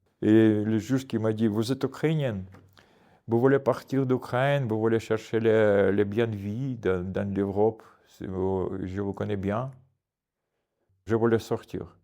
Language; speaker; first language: French; non-native, fluent; Russian